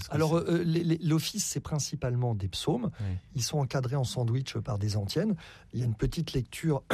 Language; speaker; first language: French; native; French